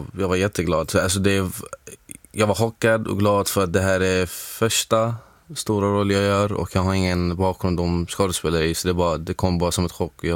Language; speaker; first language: Swedish; non-native, fluent; Arabic